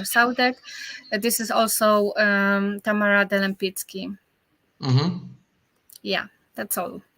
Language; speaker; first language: English; non-native, learner; Polish